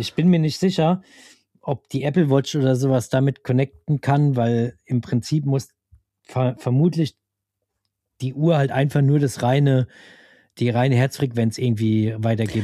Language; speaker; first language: German; native; German